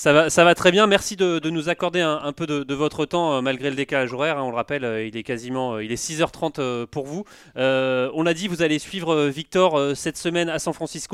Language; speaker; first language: French; native; French